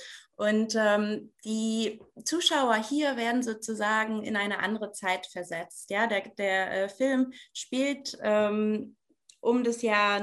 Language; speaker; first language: German; native; German